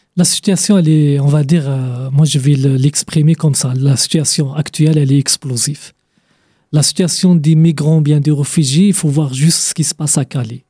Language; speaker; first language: French; non-native, fluent; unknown